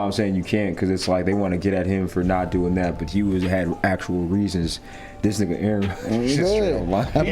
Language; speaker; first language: English; native; English